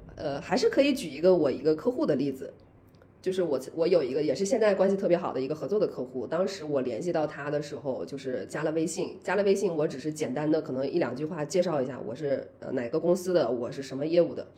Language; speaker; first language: Chinese; native; Chinese